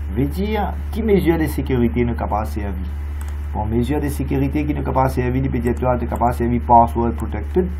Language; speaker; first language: French; non-native, local second language; Morisyen